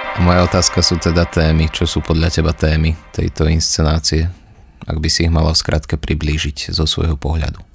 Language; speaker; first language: Slovak; native; Slovak